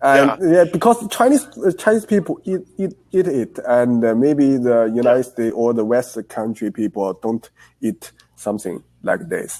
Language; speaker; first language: English; non-native, learner; Chinese